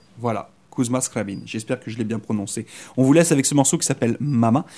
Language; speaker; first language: French; native; French